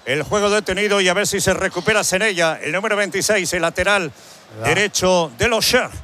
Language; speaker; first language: Spanish; native; Spanish